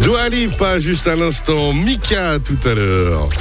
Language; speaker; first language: French; native; French